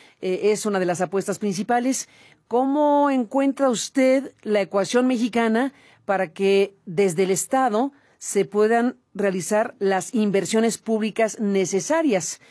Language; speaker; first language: Spanish; native; Spanish